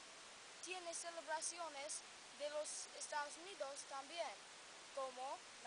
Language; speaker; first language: Spanish; non-native, learner; English